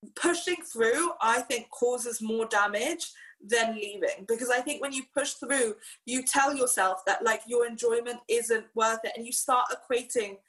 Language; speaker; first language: English; native; English